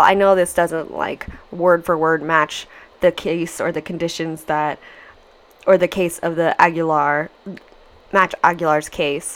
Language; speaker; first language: English; native; English